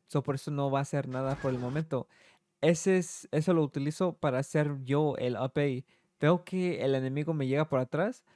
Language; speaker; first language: Spanish; early bilingual, heritage; Spanish